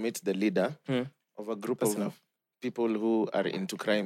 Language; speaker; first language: English; non-native, local second language; Swahili